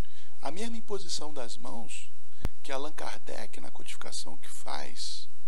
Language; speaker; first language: Portuguese; native; Portuguese